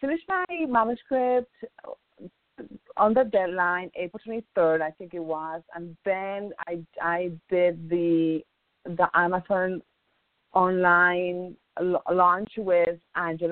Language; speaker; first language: English; non-native, fluent; Spanish